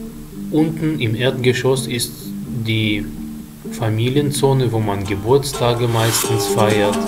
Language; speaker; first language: German; non-native, fluent; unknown